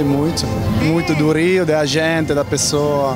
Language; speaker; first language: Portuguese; non-native, learner; Italian